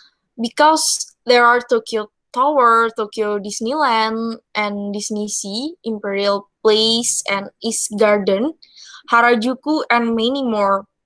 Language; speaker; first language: English; non-native, learner; Indonesian